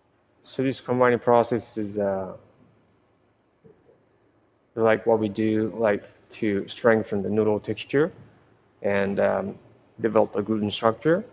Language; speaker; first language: English; non-native, fluent; Japanese